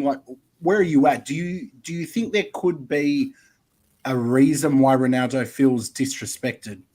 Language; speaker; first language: English; native; English